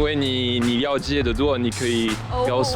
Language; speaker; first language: Chinese; non-native, learner; French